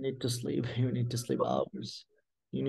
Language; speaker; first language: English; non-native, fluent; Arabic